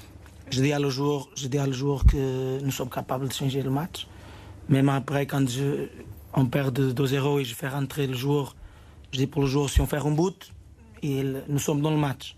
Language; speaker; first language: French; non-native, fluent; Portuguese